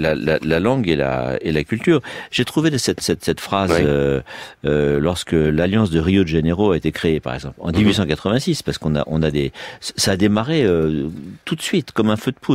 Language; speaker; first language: French; native; French